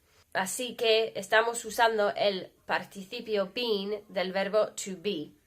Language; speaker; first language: Spanish; non-native, fluent; English